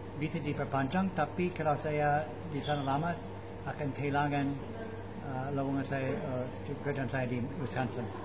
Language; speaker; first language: Indonesian; non-native, fluent; English